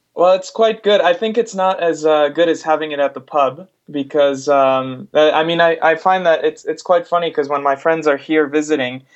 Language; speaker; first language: English; non-native, fluent; Spanish